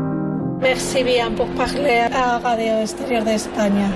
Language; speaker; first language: French; non-native, fluent; Spanish